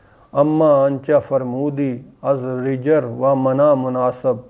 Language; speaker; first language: Persian; non-native, fluent; Urdu